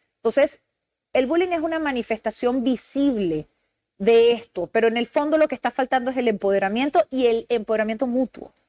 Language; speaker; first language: Spanish; native; Spanish